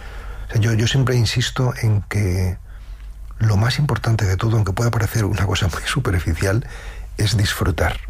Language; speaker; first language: Spanish; native; Spanish